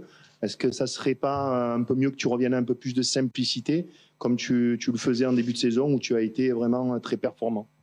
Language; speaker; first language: French; native; French